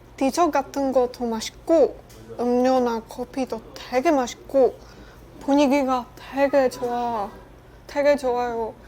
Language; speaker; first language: Korean; non-native, learner; Czech